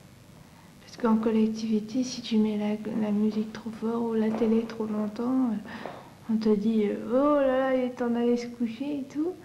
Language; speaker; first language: French; native; French